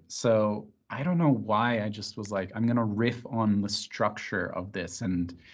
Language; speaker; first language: English; native; English